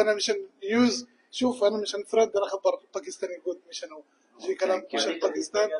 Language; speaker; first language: Arabic; non-native, learner; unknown